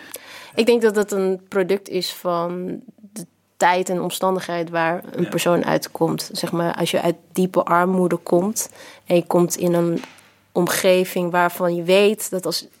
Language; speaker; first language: Dutch; early bilingual, other home language; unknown